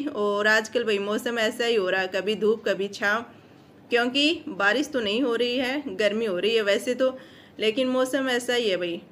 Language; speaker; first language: Hindi; non-native, local second language; Marwari